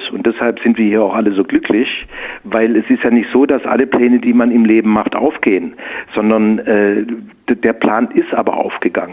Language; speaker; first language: German; native; German